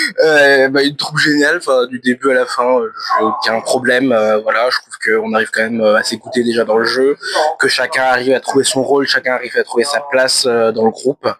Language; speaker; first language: French; native; French